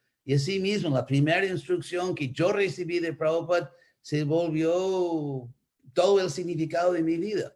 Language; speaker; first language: Spanish; non-native, fluent; English